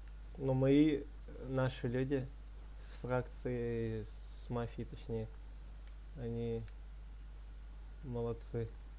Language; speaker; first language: Russian; native; Russian